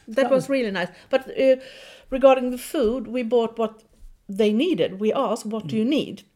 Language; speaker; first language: English; non-native, fluent; Swedish